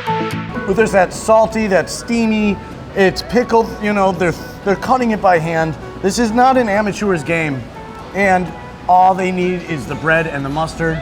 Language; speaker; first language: English; native; English